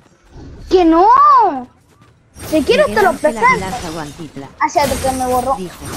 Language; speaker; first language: Spanish; native; Spanish